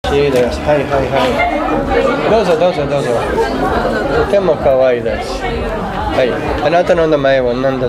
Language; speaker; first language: Japanese; non-native, learner; English